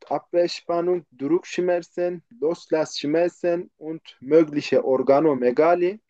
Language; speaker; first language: German; non-native, fluent; Turkish